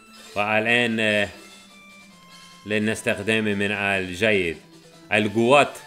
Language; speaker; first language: Arabic; non-native, learner; English